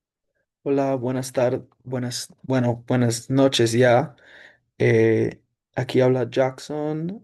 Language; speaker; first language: Spanish; non-native, fluent; English